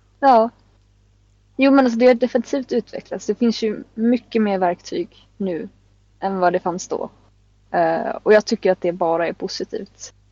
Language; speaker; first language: Swedish; native; Swedish